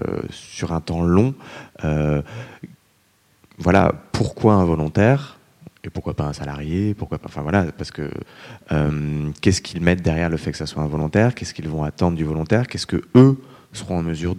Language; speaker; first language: French; native; French